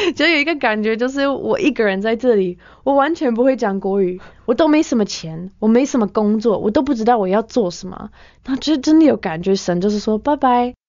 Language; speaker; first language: Chinese; non-native, fluent; English